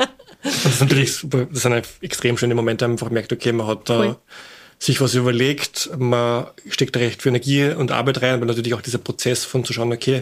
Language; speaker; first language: German; native; German